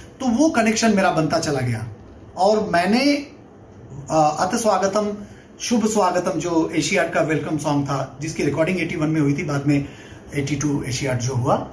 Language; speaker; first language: Hindi; non-native, local second language; Bangla